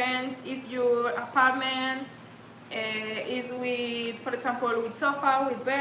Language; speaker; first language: English; non-native, learner; Spanish